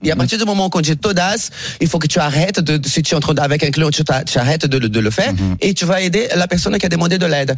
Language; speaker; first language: French; non-native, fluent; Portuguese